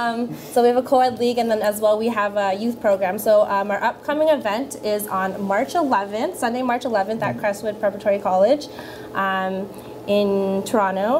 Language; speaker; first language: English; early bilingual, other home language; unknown